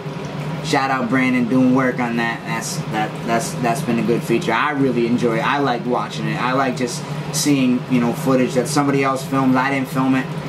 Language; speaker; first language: English; native; English